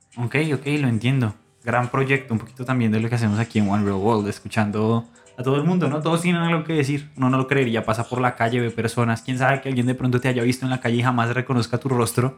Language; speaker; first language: Spanish; native; Spanish